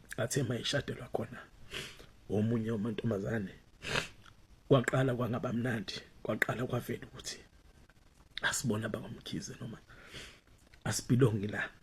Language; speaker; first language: Zulu; native; Zulu